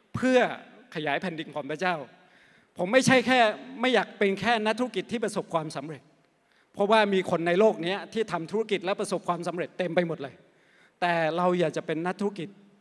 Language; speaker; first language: Thai; non-native, local second language; Akha